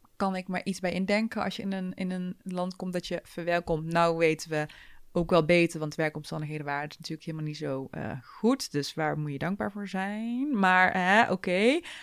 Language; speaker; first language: Dutch; early bilingual, other home language; Turkish